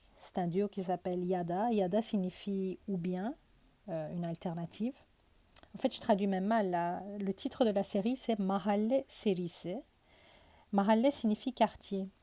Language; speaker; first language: French; early bilingual, other home language; Turkish